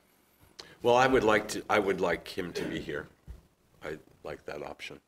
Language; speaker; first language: English; native; English